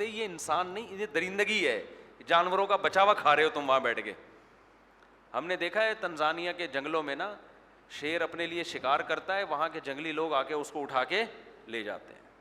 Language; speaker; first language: Urdu; native; Urdu